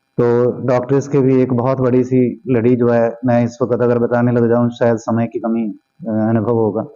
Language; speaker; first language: Hindi; non-native, local second language; Punjabi